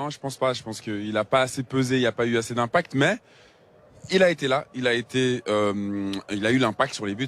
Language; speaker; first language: French; native; French